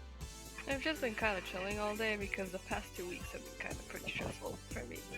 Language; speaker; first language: English; native; English